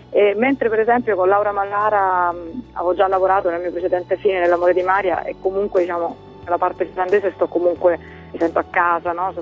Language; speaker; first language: Italian; early bilingual, other home language; Finnish